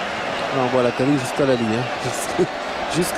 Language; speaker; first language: French; native; French